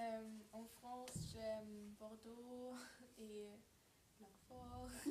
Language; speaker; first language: French; non-native, learner; German